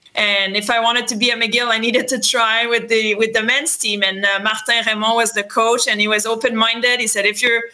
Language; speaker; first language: English; non-native, fluent; French